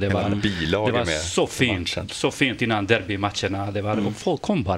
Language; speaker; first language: Swedish; non-native, fluent; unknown